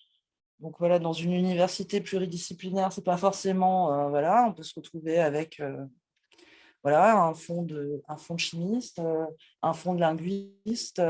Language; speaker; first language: French; native; French